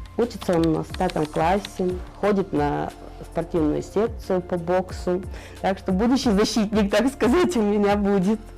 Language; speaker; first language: Russian; native; Russian